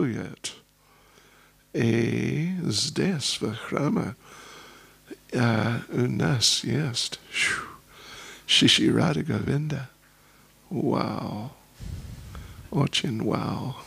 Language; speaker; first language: Russian; non-native, learner; English